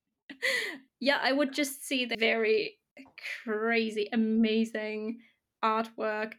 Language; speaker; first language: English; non-native, fluent; German